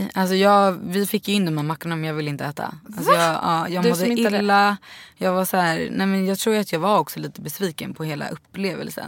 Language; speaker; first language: Swedish; native; Swedish